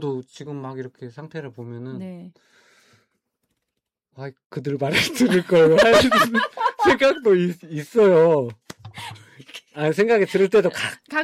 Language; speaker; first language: Korean; native; Korean